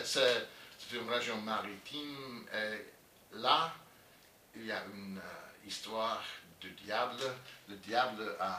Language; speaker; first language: French; non-native, learner; English